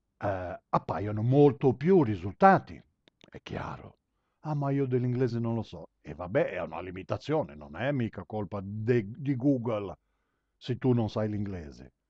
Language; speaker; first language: Italian; early bilingual, heritage; Italian